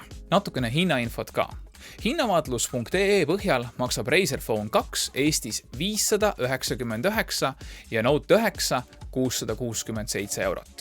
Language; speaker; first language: Estonian; native; Estonian